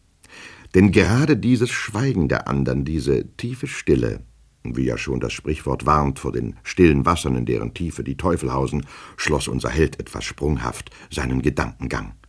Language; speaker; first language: German; native; German